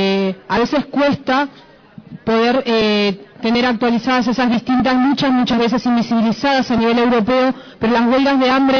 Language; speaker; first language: Spanish; native; Spanish